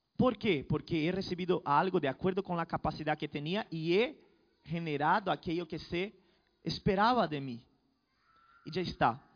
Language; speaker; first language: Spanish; non-native, fluent; Portuguese